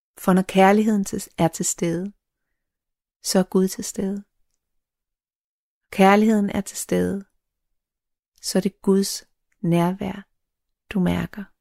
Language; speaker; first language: Danish; native; Danish